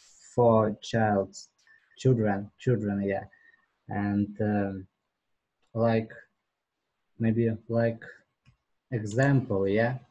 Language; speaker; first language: English; non-native, learner; Russian